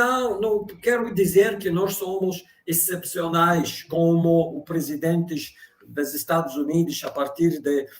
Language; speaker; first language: Portuguese; non-native, fluent; Russian